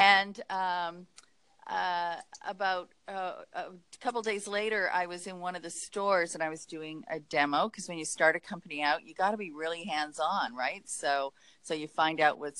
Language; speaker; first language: English; native; English